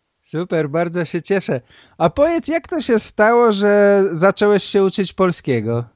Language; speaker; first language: Polish; native; Polish